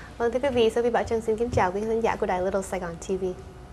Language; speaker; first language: Vietnamese; early bilingual, heritage; Vietnamese